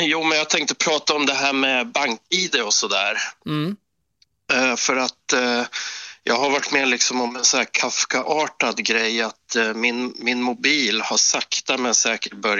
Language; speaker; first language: Swedish; native; Swedish